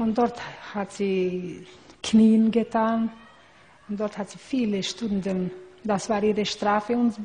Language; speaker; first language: German; non-native, learner; Hungarian